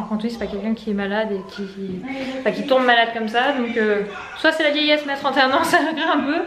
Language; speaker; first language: French; native; French